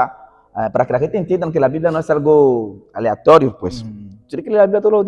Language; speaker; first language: Spanish; non-native, fluent; Portuguese